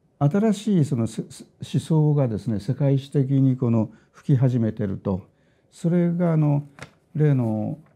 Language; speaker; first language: Japanese; native; Japanese